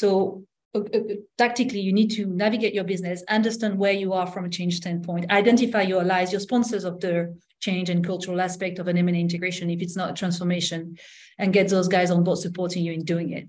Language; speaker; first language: English; non-native, fluent; French